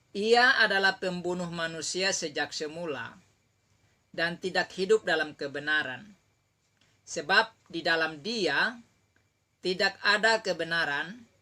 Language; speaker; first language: Indonesian; native; Indonesian